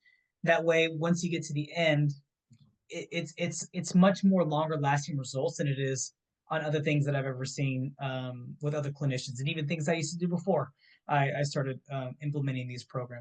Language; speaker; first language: English; native; English